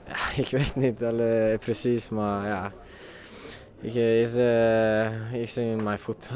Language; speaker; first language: Dutch; non-native, learner; Swedish